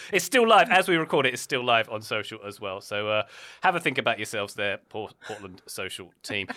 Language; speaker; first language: English; native; English